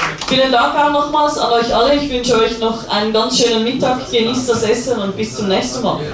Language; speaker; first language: German; native; German